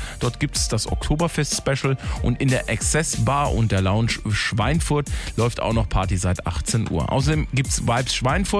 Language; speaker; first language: German; native; German